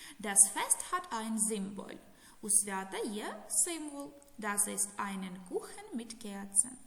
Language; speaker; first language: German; non-native, fluent; Ukrainian